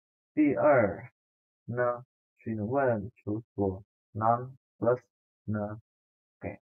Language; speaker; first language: Chinese; non-native, fluent; Indonesian